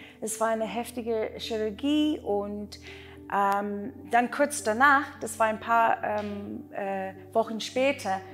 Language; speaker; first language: German; non-native, learner; Afrikaans